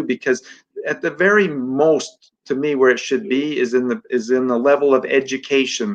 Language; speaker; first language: English; native; English